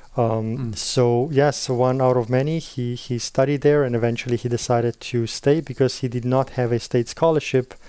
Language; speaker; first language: English; non-native, fluent; Slovenian